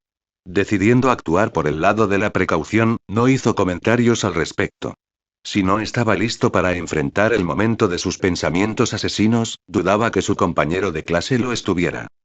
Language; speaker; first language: Spanish; native; Spanish